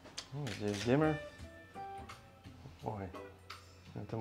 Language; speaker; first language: Russian; non-native, learner; English